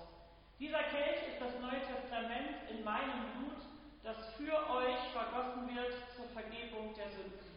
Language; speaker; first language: German; native; German